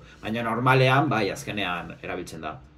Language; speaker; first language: Basque; non-native, local second language; Spanish